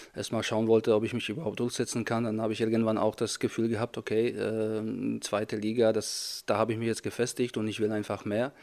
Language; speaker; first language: German; non-native, fluent; Czech